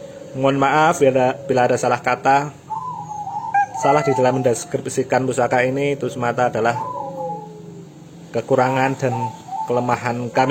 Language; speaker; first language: Indonesian; non-native, local second language; Javanese